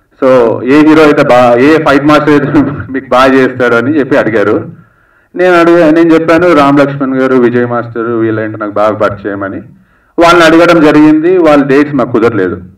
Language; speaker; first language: Telugu; native; Telugu